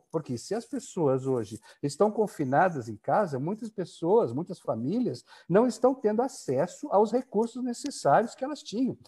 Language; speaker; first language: Portuguese; native; Portuguese